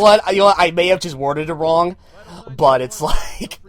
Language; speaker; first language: English; native; English